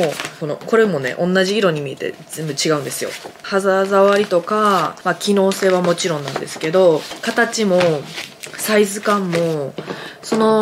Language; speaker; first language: Japanese; native; Japanese